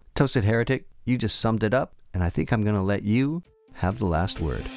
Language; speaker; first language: English; native; English